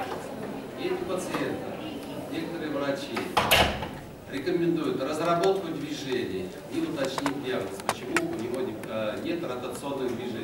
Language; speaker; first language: Russian; native; Russian